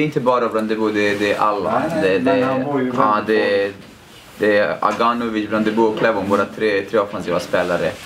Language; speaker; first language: Swedish; non-native, fluent; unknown